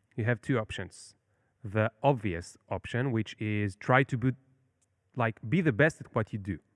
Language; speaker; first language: English; non-native, fluent; Hebrew